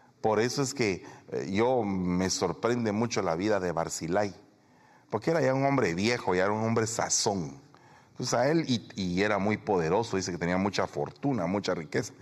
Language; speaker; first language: Spanish; native; Spanish